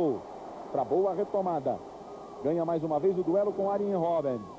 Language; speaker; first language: Portuguese; native; Portuguese